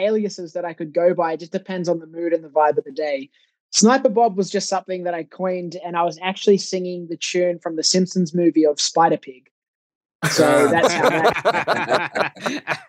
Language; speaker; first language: English; native; English